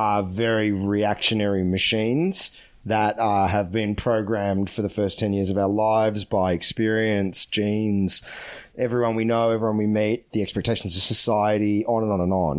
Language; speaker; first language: English; native; English